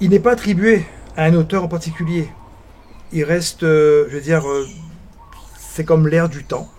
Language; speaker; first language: French; native; French